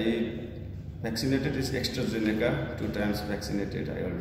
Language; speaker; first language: English; non-native, learner; Nepali